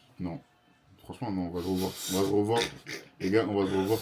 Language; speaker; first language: French; native; French